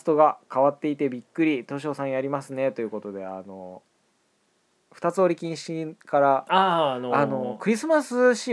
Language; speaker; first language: Japanese; native; Japanese